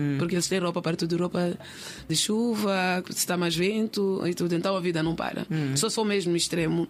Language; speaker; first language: Portuguese; native; Portuguese